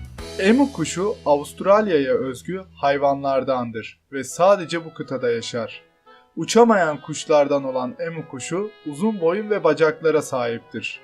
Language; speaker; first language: Turkish; native; Turkish